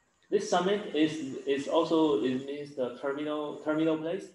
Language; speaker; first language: English; non-native, learner; Chinese